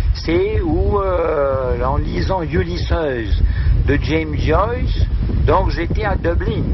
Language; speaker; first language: French; non-native, local second language; Morisyen